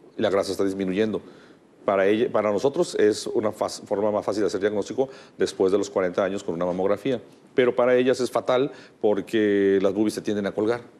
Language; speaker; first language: Spanish; native; Spanish